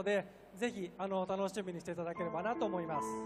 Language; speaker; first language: Japanese; native; Japanese